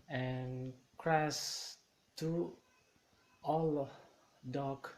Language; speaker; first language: English; non-native, learner; Indonesian